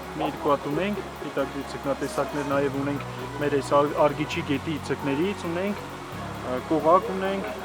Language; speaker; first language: Armenian; native; Armenian